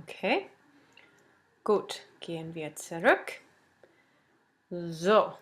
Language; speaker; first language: German; non-native, fluent; English